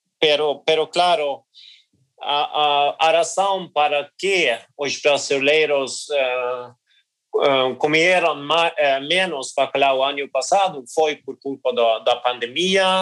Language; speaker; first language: Portuguese; non-native, learner; Norwegian